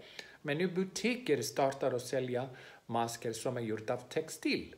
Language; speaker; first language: Swedish; non-native, fluent; Greek